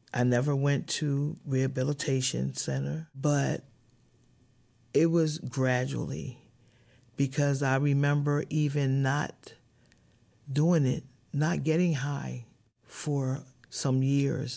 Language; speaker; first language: English; native; English